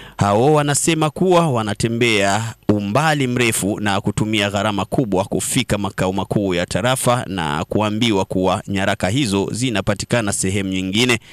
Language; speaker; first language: Swahili; non-native, local second language; Rundi